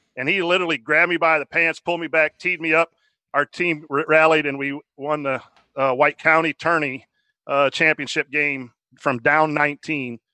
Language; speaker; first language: English; native; English